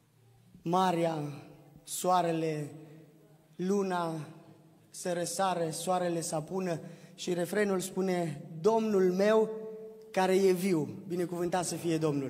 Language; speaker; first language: Romanian; native; Romanian